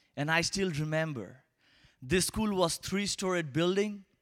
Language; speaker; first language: English; non-native, local second language; Bangla